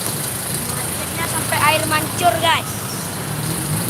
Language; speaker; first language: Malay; non-native, local second language; Minangkabau